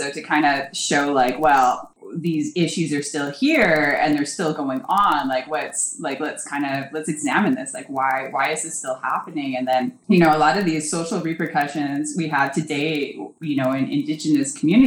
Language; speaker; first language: English; native; English